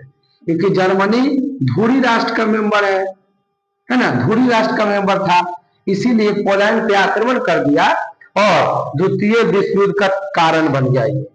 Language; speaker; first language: Hindi; non-native, local second language; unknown